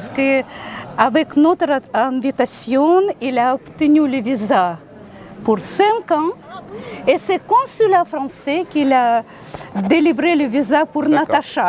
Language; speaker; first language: French; non-native, fluent; Russian